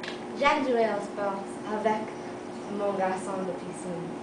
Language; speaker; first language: French; non-native, learner; English